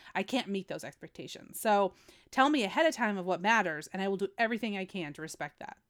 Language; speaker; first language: English; early bilingual, other home language; Spanish